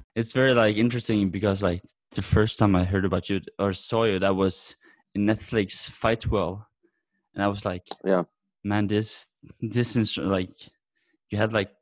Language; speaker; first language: English; non-native, fluent; Norwegian